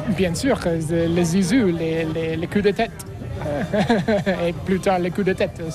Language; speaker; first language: French; non-native, fluent; English